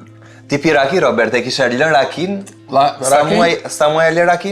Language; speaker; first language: Albanian; native; Albanian